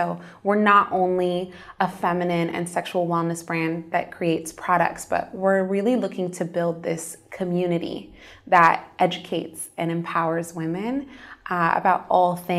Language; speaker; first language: English; native; English